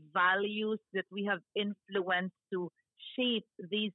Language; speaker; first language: English; non-native, local second language; Cebuano